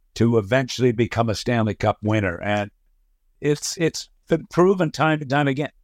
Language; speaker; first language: English; native; English